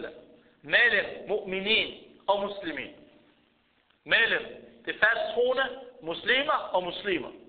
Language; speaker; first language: Danish; early bilingual, other home language; Arabic